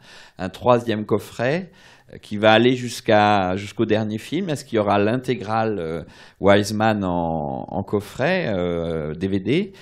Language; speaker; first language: French; native; French